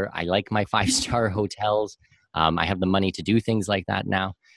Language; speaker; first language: English; native; English